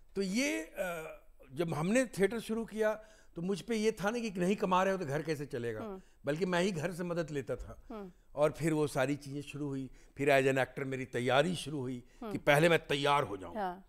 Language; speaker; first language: Hindi; native; Hindi